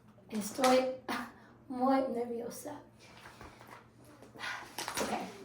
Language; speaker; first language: Spanish; non-native, learner; English